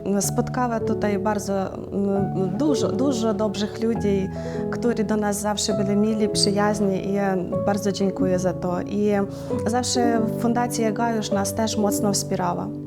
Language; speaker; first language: Polish; non-native, learner; Ukrainian